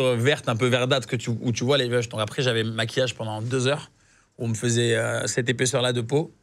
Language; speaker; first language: French; native; French